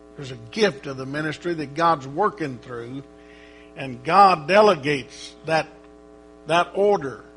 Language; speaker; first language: English; native; English